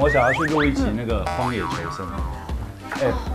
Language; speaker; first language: Chinese; native; Chinese